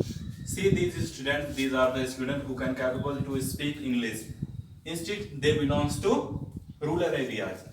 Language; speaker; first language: English; non-native, local second language; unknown